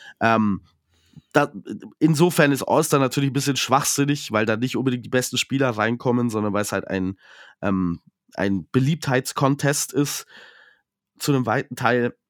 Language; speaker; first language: German; native; German